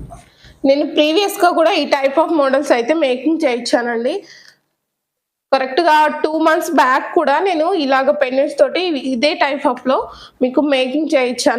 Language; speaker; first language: Telugu; native; Telugu